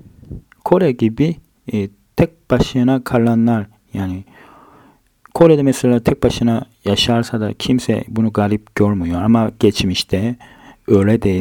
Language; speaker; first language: Turkish; non-native, fluent; Korean